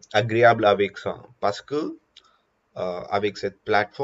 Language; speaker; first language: French; non-native, learner; Telugu